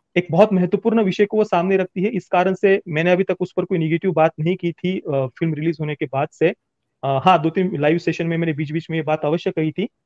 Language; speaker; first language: Hindi; native; Hindi